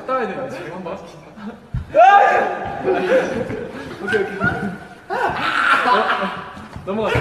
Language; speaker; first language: Korean; native; Korean